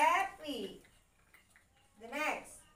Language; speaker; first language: English; non-native, learner; Indonesian